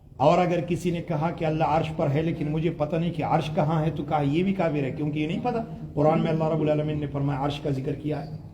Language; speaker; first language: Urdu; non-native, local second language; Pashto